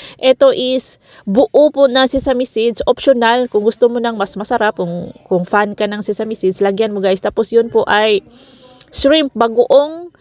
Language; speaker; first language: Filipino; non-native, local second language; Cebuano